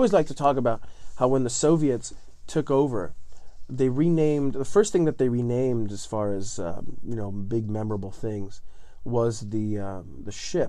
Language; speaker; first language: English; non-native, fluent; Italian